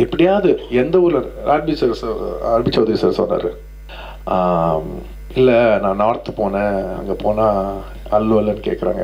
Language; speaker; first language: Tamil; non-native, local second language; Telugu